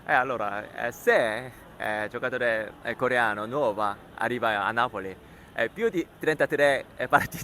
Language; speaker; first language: Italian; non-native, learner; Korean